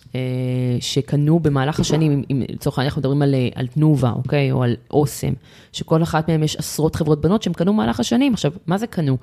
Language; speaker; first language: Hebrew; native; Hebrew